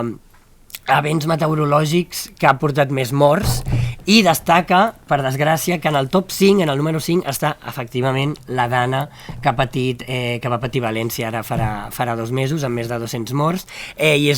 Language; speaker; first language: Catalan; native; Catalan